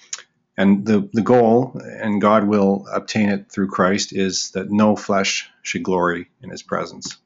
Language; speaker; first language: English; native; English